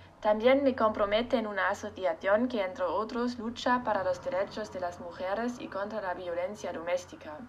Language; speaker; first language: Spanish; non-native, learner; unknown